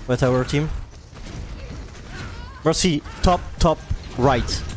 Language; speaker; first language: English; non-native, learner; French